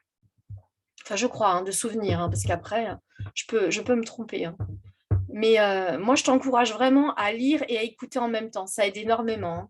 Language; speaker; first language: French; native; French